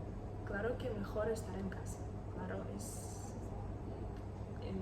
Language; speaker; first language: Spanish; non-native, learner; Ukrainian